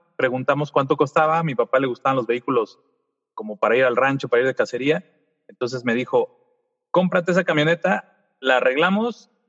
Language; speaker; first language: Spanish; native; Spanish